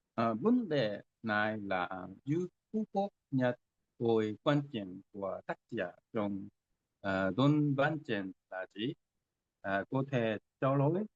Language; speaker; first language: Vietnamese; non-native, learner; Korean